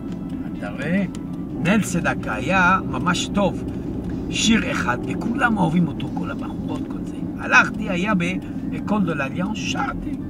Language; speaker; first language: Hebrew; non-native, fluent; French